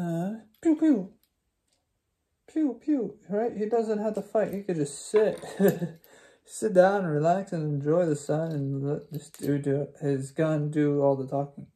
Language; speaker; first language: English; native; English